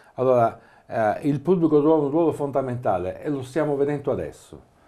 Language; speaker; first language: Italian; native; Italian